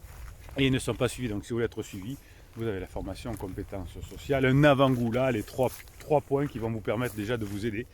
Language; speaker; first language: French; native; French